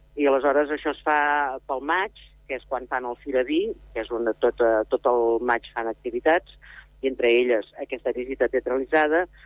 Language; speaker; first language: Catalan; native; Catalan